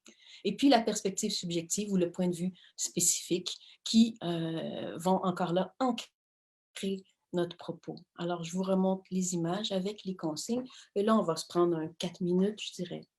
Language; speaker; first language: French; native; French